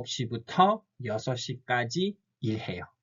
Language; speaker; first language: Korean; non-native, fluent; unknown